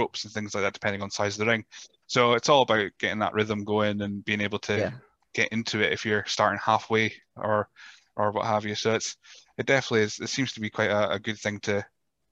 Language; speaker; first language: English; native; English